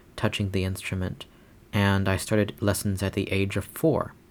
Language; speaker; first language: English; non-native, fluent; Chinese